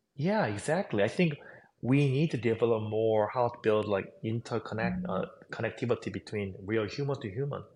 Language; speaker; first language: English; non-native, fluent; Korean